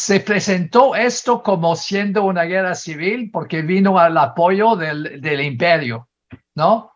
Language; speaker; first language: Spanish; non-native, fluent; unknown